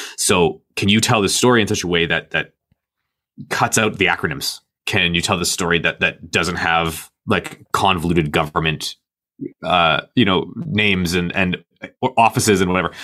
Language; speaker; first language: English; native; English